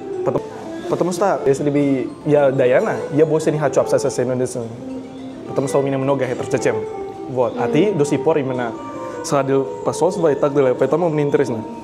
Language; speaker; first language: Russian; non-native, learner; Indonesian